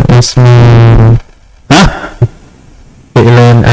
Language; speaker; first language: Arabic; non-native, learner; Indonesian